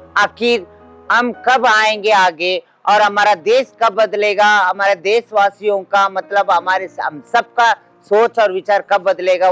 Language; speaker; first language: Hindi; native; Hindi